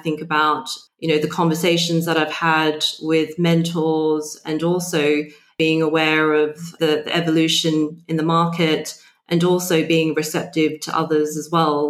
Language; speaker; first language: English; native; English